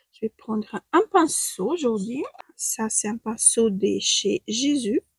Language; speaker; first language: French; non-native, fluent; Ukrainian